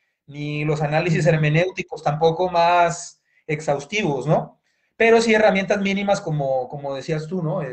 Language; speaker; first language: Spanish; native; Spanish